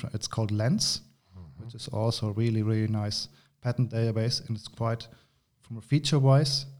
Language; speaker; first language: English; non-native, fluent; German